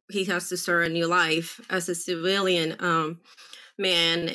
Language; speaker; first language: English; early bilingual, other home language; Spanish